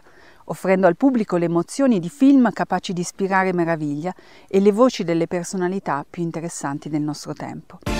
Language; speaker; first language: Italian; native; Italian